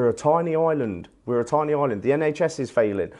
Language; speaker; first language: English; native; English